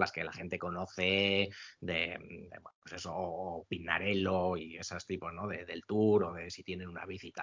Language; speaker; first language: Spanish; native; Spanish